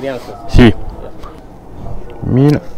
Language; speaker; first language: Spanish; non-native, learner; French